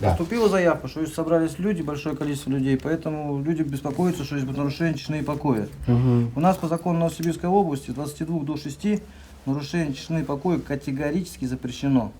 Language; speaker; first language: Russian; native; Russian